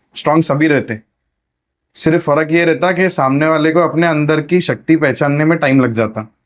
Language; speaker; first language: Hindi; non-native, local second language; Marathi